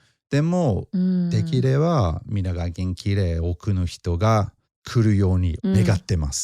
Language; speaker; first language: Japanese; non-native, fluent; English